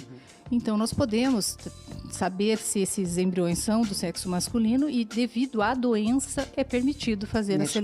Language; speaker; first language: Portuguese; native; Portuguese